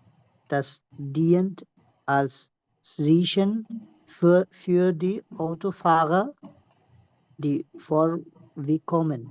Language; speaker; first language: German; non-native, learner; Bangla